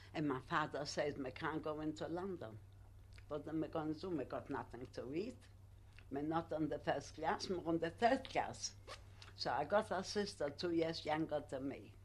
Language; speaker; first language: English; non-native, learner; Polish